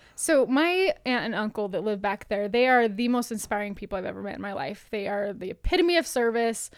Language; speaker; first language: English; native; English